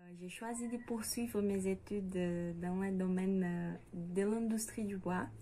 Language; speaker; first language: French; non-native, fluent; Portuguese